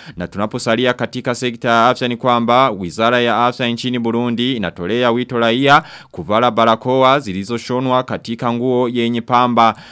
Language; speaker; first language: Swahili; non-native, local second language; Rundi